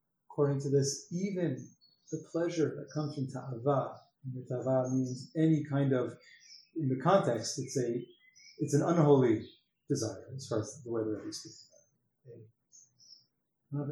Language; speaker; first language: English; native; English